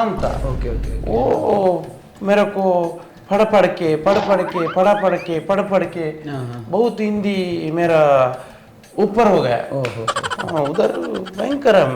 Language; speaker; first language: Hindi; non-native, local second language; Kannada